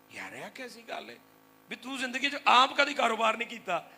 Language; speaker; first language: Hindi; non-native, local second language; Punjabi